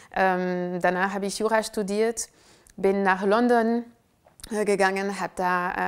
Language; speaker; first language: German; non-native, fluent; French